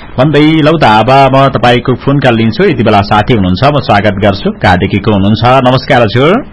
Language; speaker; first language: Nepali; non-native, local second language; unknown